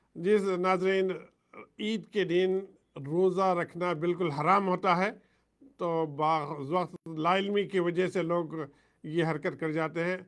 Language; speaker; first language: Urdu; native; Urdu